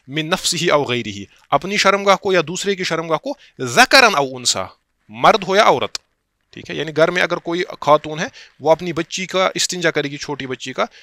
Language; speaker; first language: Urdu; non-native, local second language; Kashmiri